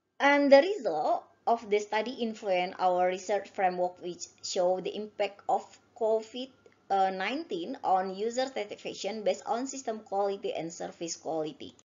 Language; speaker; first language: English; non-native, learner; Indonesian